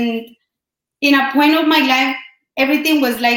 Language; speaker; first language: English; non-native, fluent; Spanish